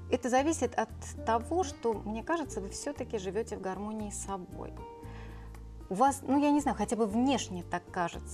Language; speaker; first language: Russian; native; Russian